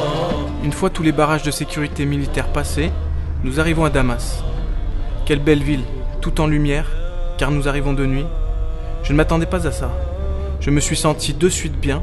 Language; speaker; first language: French; native; French